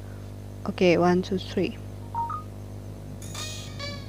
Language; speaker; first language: English; non-native, learner; Indonesian